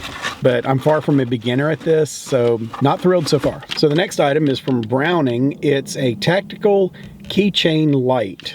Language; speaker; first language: English; native; English